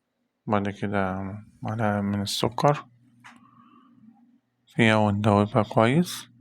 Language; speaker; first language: Arabic; native; Arabic